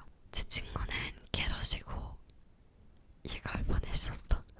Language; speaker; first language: Korean; non-native, learner; English